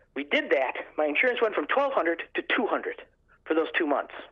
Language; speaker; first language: English; native; English